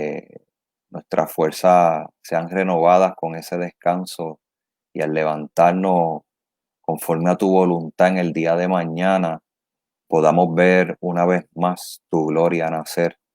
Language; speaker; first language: Spanish; native; Spanish